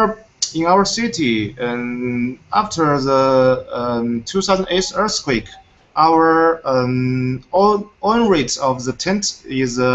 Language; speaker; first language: English; non-native, fluent; Chinese